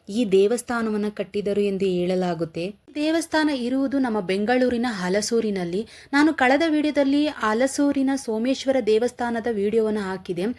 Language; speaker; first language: Kannada; native; Kannada